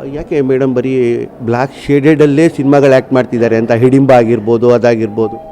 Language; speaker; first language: Kannada; native; Kannada